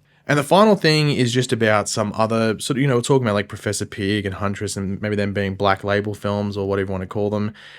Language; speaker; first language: English; native; English